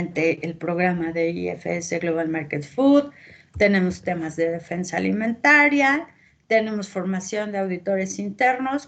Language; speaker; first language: Spanish; native; Spanish